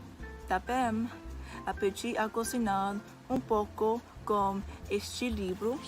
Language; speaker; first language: Portuguese; non-native, learner; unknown